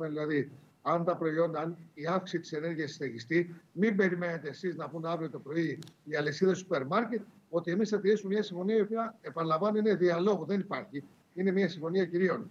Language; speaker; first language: Greek; native; Greek